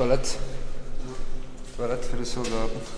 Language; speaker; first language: Dutch; native; Dutch